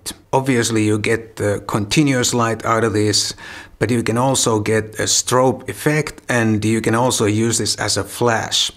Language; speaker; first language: English; non-native, fluent; Finnish